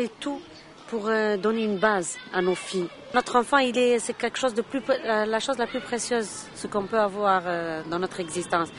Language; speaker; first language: French; non-native, local second language; Arabic